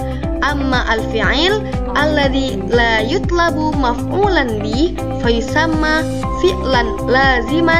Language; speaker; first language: Arabic; non-native, learner; Indonesian